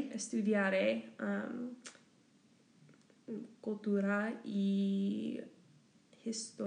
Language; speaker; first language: Spanish; non-native, learner; English